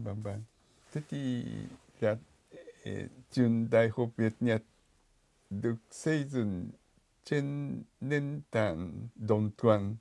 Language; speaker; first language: Vietnamese; non-native, fluent; Japanese